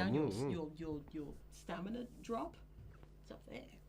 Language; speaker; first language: English; native; English